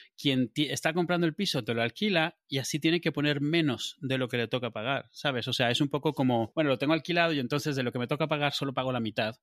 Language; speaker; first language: Spanish; native; Spanish